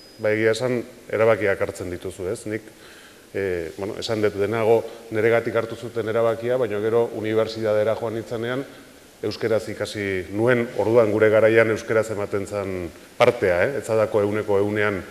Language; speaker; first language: Basque; native; Basque